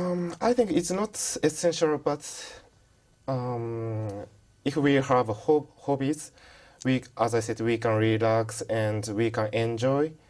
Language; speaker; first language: English; non-native, learner; Japanese